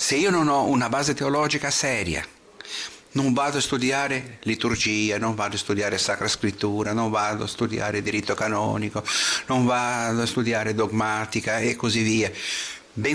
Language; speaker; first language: Italian; non-native, fluent; Portuguese